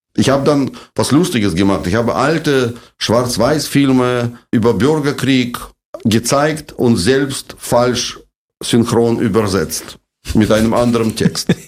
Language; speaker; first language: German; non-native, fluent; Russian